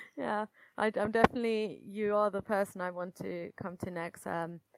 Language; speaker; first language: English; native; English